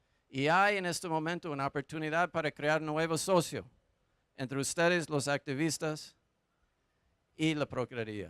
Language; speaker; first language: Spanish; non-native, fluent; English